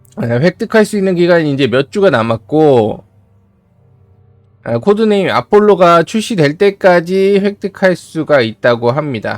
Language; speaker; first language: Korean; native; Korean